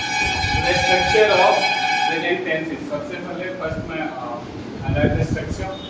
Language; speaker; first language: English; non-native, local second language; Hindi